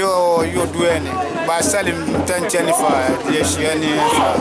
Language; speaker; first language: Italian; non-native, learner; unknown